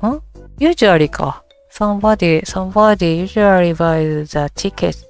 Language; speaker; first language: English; non-native, learner; Japanese